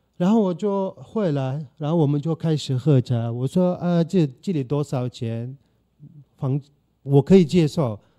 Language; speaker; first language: Chinese; non-native, fluent; Turkish